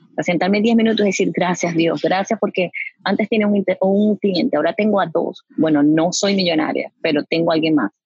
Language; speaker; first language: Spanish; native; Spanish